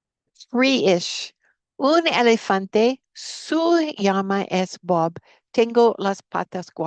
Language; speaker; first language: Spanish; non-native, fluent; English